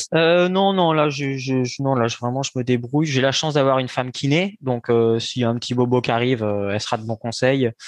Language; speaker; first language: French; native; French